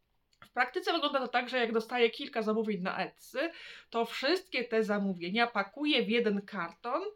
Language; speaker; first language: Polish; native; Polish